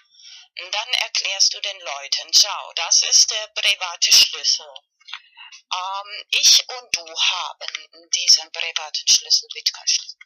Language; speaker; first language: German; non-native, fluent; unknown